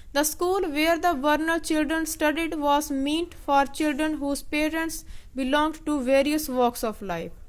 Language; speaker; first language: English; non-native, local second language; Punjabi